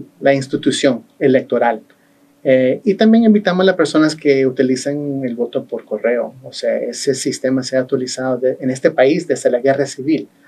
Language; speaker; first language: Spanish; early bilingual, heritage; Spanish